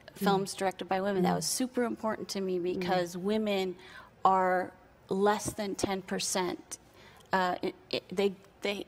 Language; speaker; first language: English; native; English